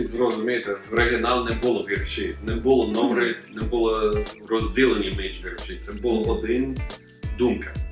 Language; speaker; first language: Ukrainian; non-native, learner; English